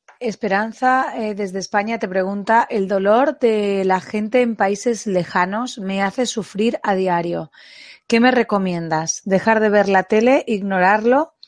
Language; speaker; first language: Spanish; native; Spanish